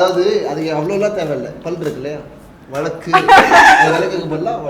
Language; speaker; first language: Tamil; native; Tamil